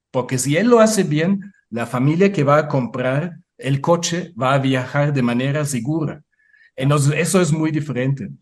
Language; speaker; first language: Spanish; non-native, fluent; German